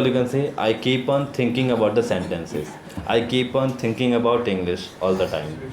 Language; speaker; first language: English; non-native, local second language; Hindi